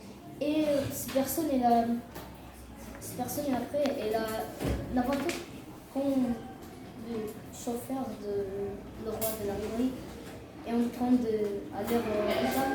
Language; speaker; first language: French; non-native, learner; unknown